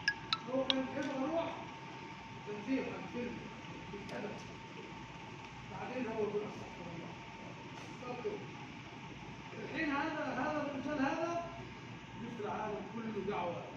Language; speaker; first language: Arabic; non-native, learner; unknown